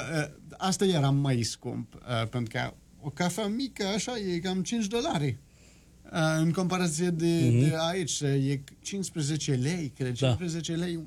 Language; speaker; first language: Romanian; non-native, learner; French